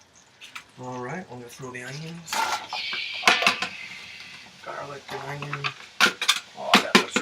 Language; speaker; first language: English; native; English